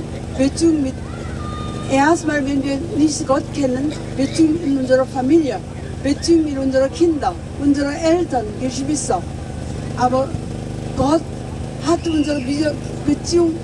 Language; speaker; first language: German; non-native, fluent; Korean